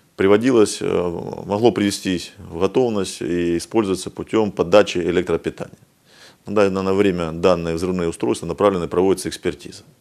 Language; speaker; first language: Russian; native; Russian